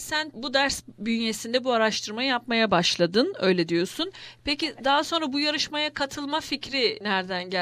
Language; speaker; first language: Turkish; native; Turkish